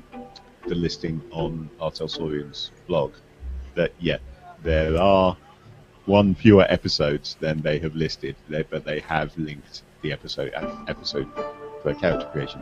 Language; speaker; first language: English; native; English